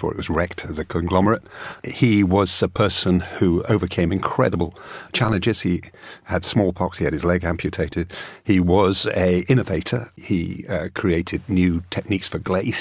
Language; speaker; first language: English; native; English